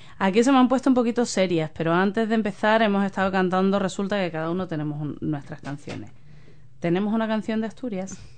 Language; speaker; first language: Spanish; native; Spanish